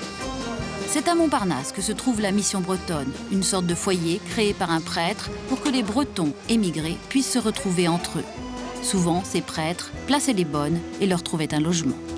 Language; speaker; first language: French; native; French